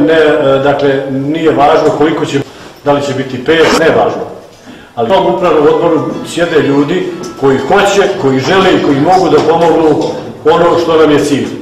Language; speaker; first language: Bosnian; native; Bosnian